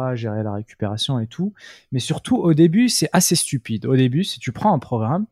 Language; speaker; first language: French; non-native, local second language; Arabic